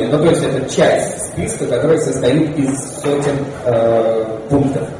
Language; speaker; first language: Russian; native; Russian